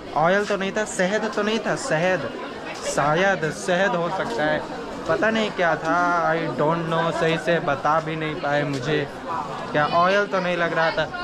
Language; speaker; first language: Hindi; native; Hindi